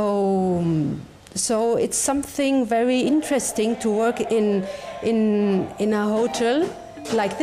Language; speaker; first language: English; non-native, learner; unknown